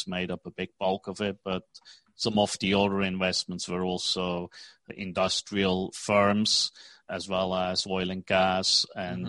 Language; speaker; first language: English; non-native, fluent; Swiss German